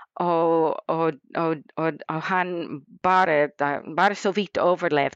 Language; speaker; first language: Norwegian; non-native, fluent; English